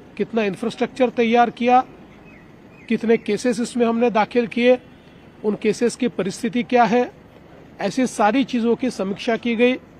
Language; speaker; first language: Hindi; non-native, local second language; Marathi